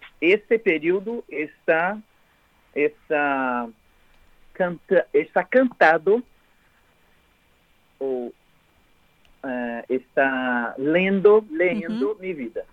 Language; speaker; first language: Spanish; non-native, learner; Portuguese